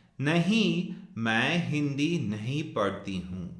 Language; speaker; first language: Hindi; non-native, fluent; English